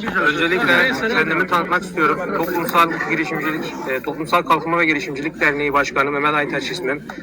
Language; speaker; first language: Turkish; native; Turkish